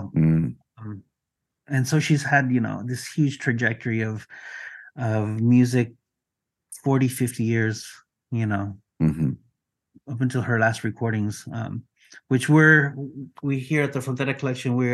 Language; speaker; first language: English; non-native, fluent; Spanish